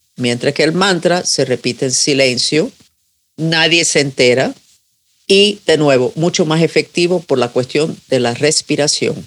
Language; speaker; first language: Spanish; non-native, fluent; English